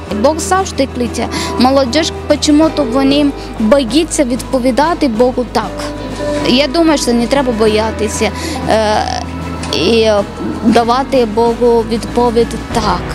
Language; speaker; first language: Ukrainian; non-native, learner; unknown